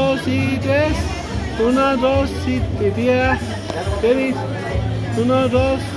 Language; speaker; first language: Spanish; early bilingual, heritage; Spanish